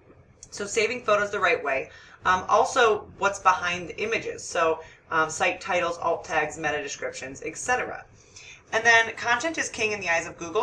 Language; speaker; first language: English; native; English